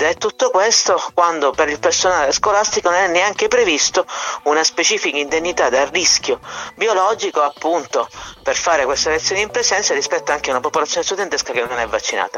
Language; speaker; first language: Italian; native; Italian